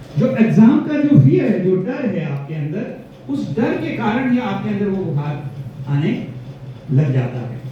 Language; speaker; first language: Hindi; non-native, local second language; Gujarati